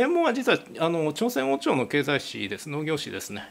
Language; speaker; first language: Japanese; native; Japanese